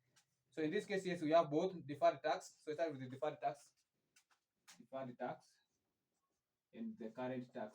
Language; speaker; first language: English; non-native, local second language; Swahili